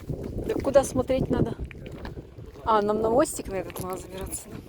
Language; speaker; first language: Russian; native; Russian